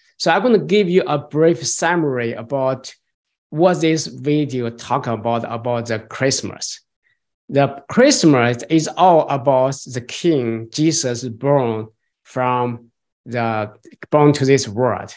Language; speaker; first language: English; non-native, fluent; Chinese